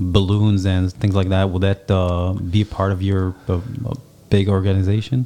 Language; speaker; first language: English; non-native, fluent; Hebrew